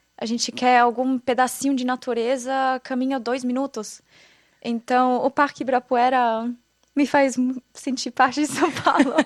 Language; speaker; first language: Portuguese; non-native, fluent; German